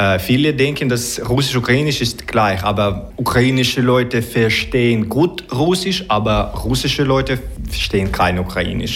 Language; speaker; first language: German; non-native, learner; Ukrainian